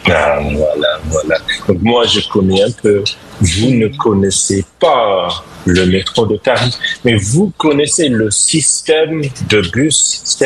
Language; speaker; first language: French; non-native, fluent; English